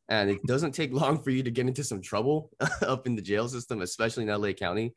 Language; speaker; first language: English; native; English